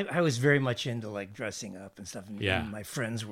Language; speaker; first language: English; native; English